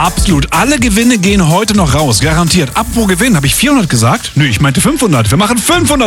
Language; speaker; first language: German; native; German